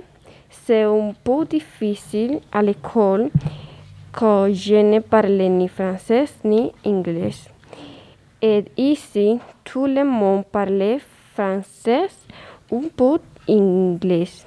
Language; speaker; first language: French; non-native, learner; Spanish